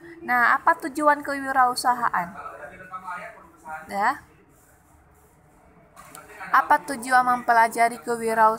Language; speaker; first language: Indonesian; native; Indonesian